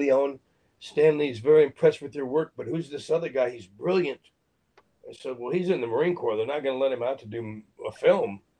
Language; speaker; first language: English; native; English